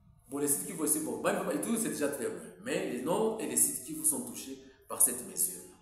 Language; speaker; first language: French; non-native, local second language; Swahili